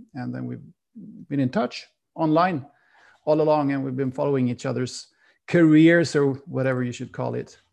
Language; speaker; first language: English; non-native, fluent; Swedish